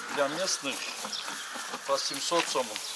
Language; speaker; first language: Russian; non-native, local second language; Kyrgyz